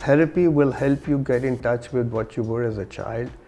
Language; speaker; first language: English; non-native, local second language; Urdu